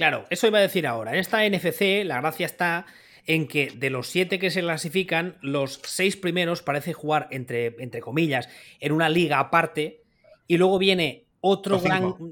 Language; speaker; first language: Spanish; native; Spanish